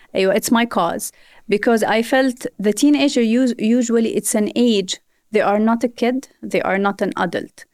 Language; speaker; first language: English; non-native, fluent; Arabic